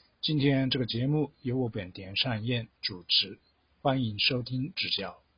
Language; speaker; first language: Chinese; non-native, fluent; Japanese